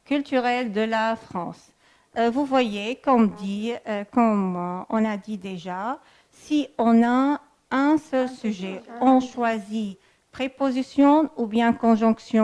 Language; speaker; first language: French; non-native, fluent; Arabic